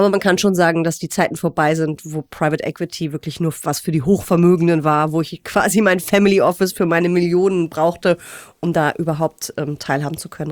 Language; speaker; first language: German; native; German